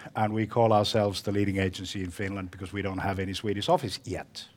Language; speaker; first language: English; non-native, fluent; Finnish